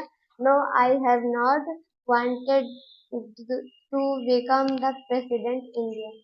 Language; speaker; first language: English; non-native, learner; Hindi